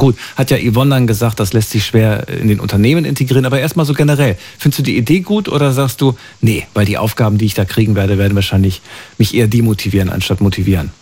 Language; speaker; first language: German; native; German